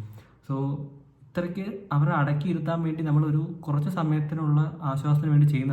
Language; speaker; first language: Malayalam; native; Malayalam